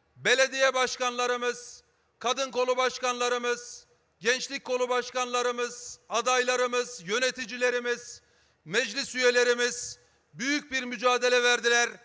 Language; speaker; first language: Turkish; native; Turkish